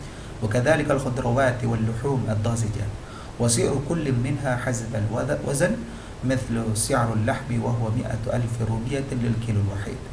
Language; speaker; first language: Arabic; non-native, fluent; Indonesian